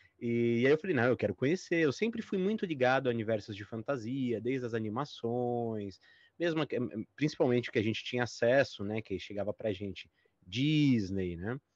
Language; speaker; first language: Portuguese; native; Portuguese